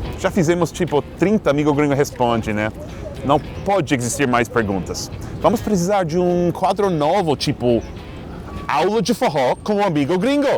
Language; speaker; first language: Portuguese; non-native, fluent; English